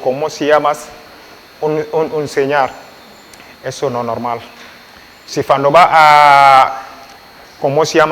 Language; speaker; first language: Spanish; non-native, learner; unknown